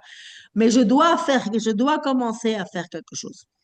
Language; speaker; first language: French; non-native, fluent; Spanish